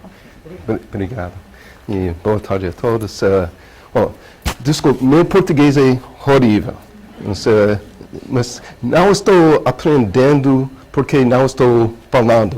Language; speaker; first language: Portuguese; non-native, learner; English